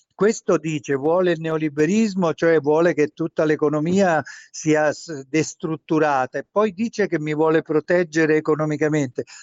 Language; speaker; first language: Italian; native; Italian